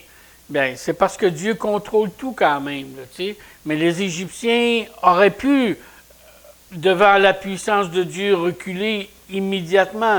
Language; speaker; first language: French; native; French